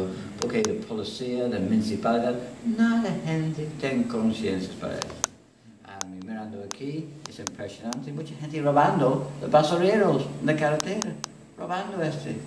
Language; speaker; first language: Spanish; non-native, learner; English